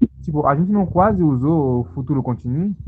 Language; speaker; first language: Portuguese; non-native, learner; Haitian Creole